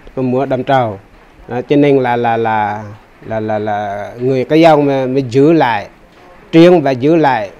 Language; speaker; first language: Vietnamese; non-native, local second language; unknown